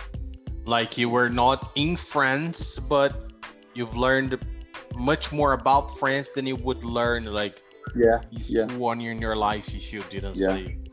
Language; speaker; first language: English; non-native, fluent; Portuguese